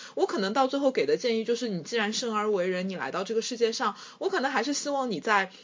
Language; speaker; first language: Chinese; native; Chinese